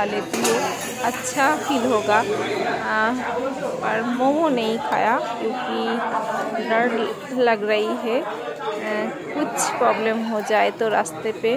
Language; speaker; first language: Hindi; non-native, local second language; Bangla